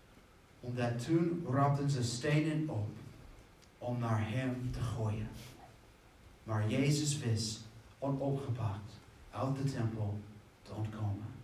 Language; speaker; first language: Dutch; non-native, fluent; English